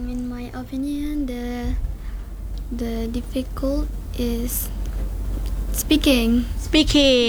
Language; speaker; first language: English; non-native, learner; Indonesian